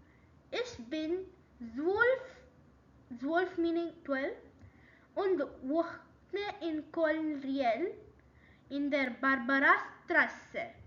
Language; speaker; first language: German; non-native, learner; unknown